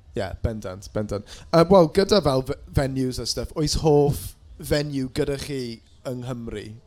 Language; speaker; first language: Welsh; non-native, local second language; English